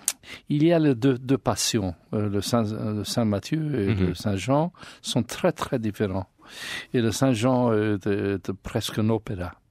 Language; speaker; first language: French; non-native, learner; English